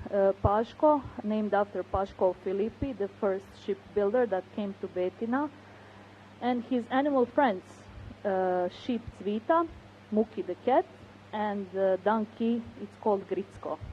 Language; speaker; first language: English; non-native, fluent; Croatian